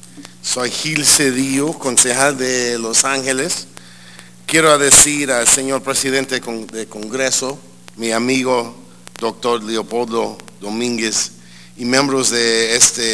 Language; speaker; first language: Spanish; early bilingual, heritage; English